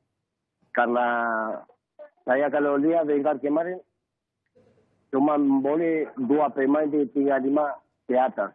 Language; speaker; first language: Indonesian; non-native, learner; Spanish